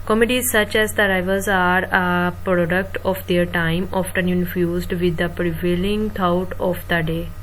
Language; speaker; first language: English; non-native, local second language; Urdu